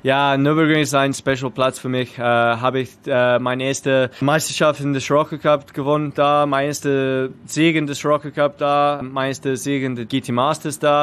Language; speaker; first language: German; non-native, learner; English